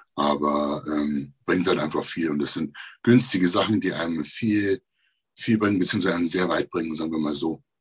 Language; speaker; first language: German; native; German